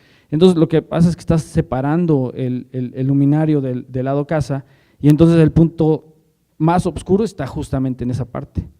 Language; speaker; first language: Spanish; native; Spanish